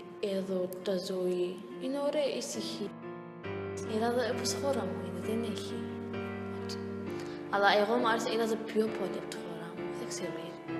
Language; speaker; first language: Greek; non-native, learner; Arabic